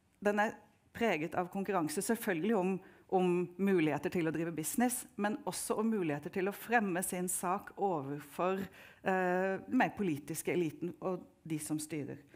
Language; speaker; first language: Norwegian; native; Norwegian